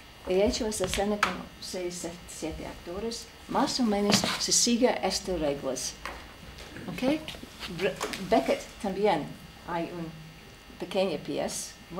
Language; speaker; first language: Spanish; non-native, learner; English